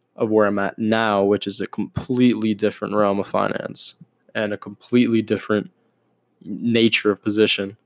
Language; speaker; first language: English; native; English